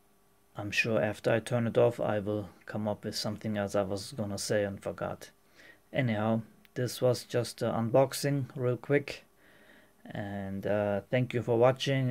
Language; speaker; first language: English; non-native, fluent; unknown